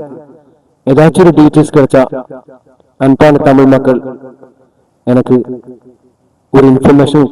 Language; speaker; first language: Tamil; non-native, learner; Malayalam